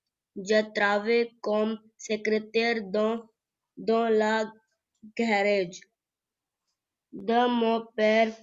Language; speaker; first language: French; non-native, learner; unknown